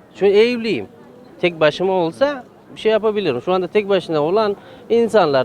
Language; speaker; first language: Turkish; non-native, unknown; Persian